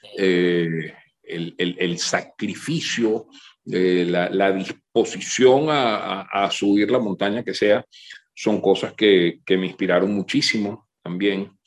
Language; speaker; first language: Spanish; native; Spanish